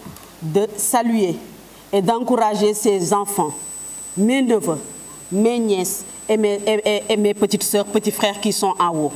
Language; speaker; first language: French; non-native, local second language; Wolof